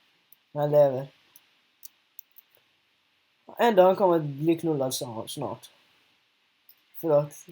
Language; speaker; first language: Swedish; early bilingual, other home language; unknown